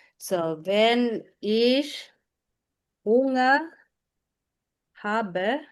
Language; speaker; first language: German; non-native, fluent; Filipino